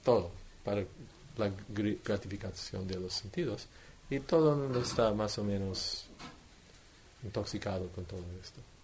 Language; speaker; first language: Spanish; non-native, fluent; English